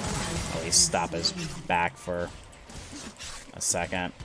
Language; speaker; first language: English; native; English